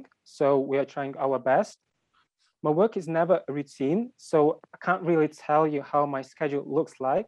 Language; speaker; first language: English; non-native, fluent; Ukrainian